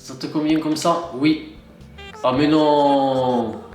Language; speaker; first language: French; native; French